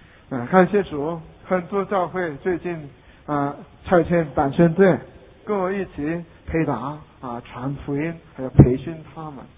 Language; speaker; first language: Chinese; non-native, fluent; Korean